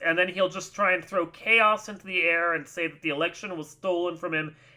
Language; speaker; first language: English; native; English